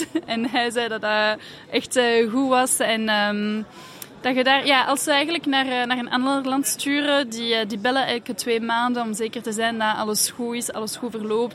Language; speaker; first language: Dutch; non-native, fluent; French